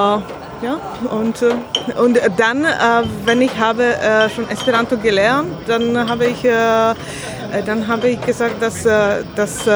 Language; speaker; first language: German; non-native, learner; Slovak